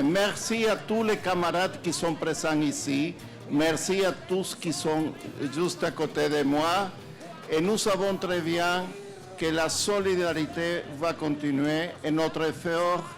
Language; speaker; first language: French; non-native, fluent; Spanish